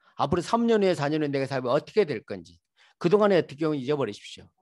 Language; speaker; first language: Korean; native; Korean